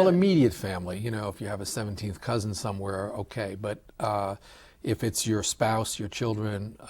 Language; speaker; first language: English; native; English